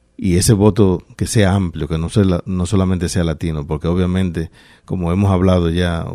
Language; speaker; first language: Spanish; native; Spanish